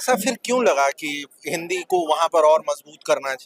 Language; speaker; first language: Hindi; native; Hindi